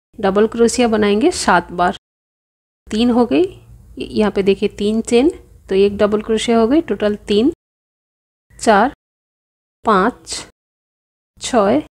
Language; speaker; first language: Hindi; non-native, local second language; Bangla